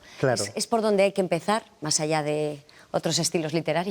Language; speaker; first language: Spanish; native; Spanish